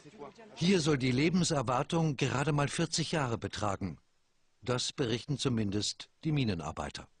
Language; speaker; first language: German; native; German